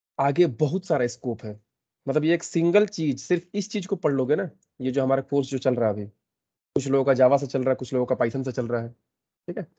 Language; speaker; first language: Hindi; native; Hindi